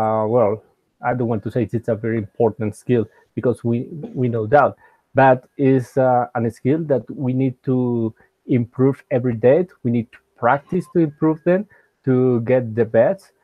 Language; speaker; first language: English; non-native, learner; Spanish